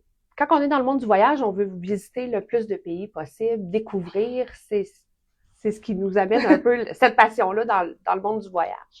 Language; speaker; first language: French; native; French